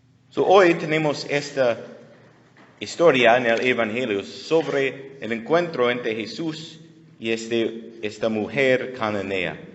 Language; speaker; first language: Spanish; non-native, learner; English